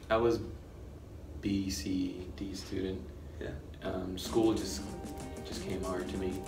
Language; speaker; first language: English; native; English